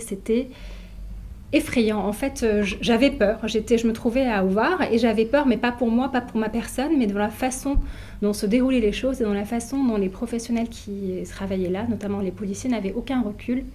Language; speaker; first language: French; native; French